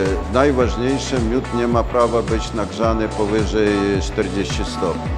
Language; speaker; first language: Polish; non-native, learner; Ukrainian